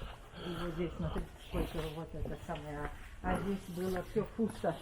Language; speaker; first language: Russian; non-native, local second language; Romanian